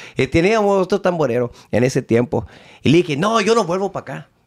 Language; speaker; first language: Spanish; early bilingual, heritage; Spanish